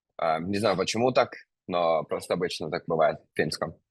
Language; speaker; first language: Russian; non-native, fluent; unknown